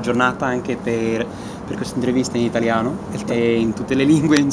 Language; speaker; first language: Italian; non-native, fluent; English